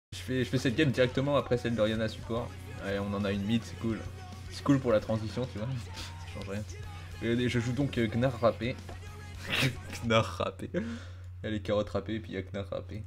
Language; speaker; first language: French; native; French